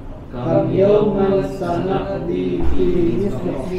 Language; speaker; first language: Arabic; non-native, learner; Indonesian